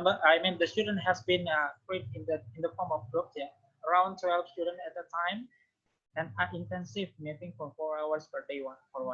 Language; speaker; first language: English; non-native, fluent; Indonesian